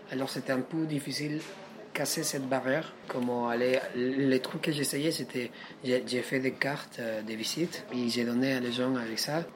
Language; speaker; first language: French; non-native, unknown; Spanish